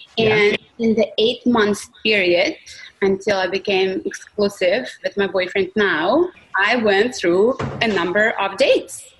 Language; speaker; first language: English; non-native, fluent; Russian